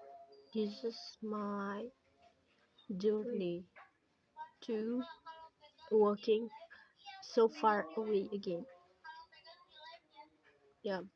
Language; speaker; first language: English; non-native, learner; Indonesian